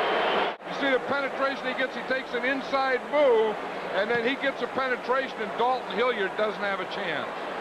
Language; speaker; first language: English; native; English